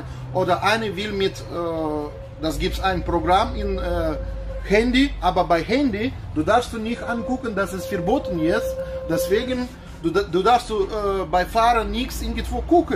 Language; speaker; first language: German; non-native, learner; Russian